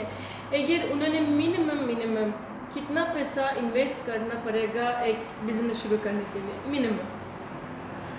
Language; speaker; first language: Hindi; non-native, learner; Turkish